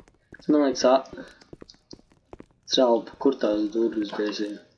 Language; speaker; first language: Latvian; native; Latvian